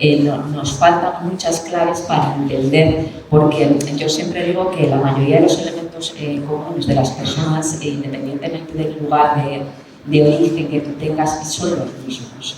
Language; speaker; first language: Spanish; native; Spanish